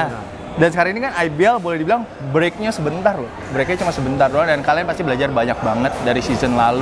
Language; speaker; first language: Indonesian; native; Indonesian